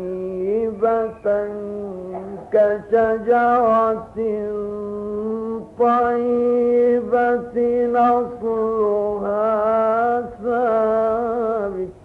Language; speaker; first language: Arabic; native; Arabic